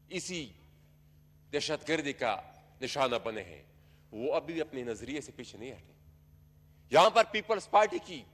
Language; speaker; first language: Urdu; non-native, local second language; Pashto